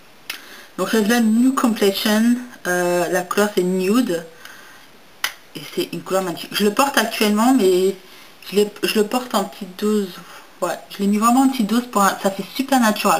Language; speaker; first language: French; native; French